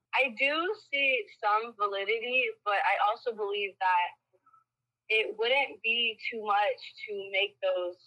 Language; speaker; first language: English; early bilingual, other home language; Spanish